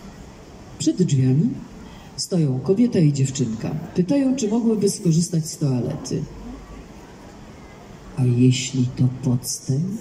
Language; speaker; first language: Polish; native; Polish